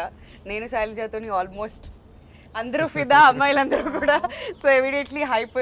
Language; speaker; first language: Telugu; native; Telugu